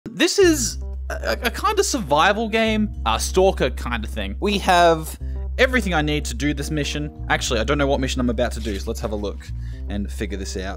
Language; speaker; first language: English; native; English